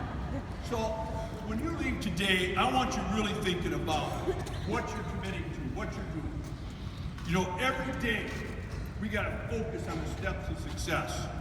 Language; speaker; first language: English; native; English